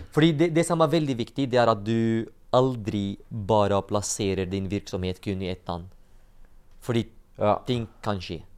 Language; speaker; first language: Norwegian; non-native, fluent; Arabic